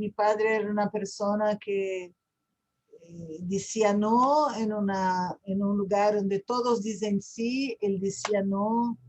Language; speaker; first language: Spanish; non-native, fluent; Portuguese